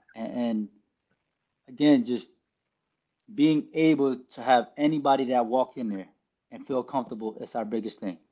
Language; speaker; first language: English; early bilingual, other home language; Filipino